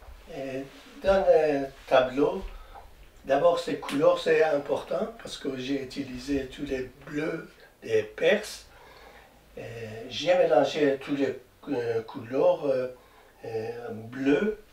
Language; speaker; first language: French; non-native, learner; Persian